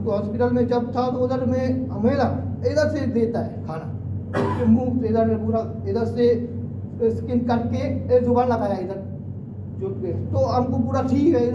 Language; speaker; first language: Hindi; non-native, fluent; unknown